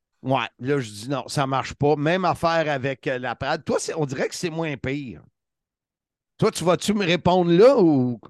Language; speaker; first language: French; native; French